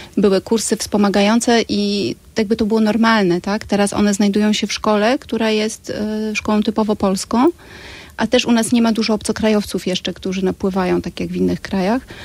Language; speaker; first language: Polish; native; Polish